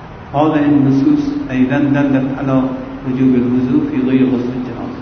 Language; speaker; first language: Arabic; non-native, fluent; Persian